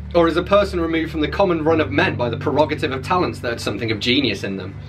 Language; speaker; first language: English; native; English